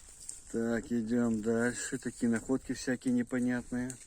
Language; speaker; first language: Russian; native; Russian